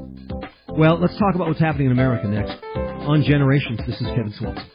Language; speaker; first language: English; early bilingual, heritage; English